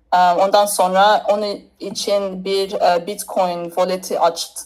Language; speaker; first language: Turkish; early bilingual, other home language; English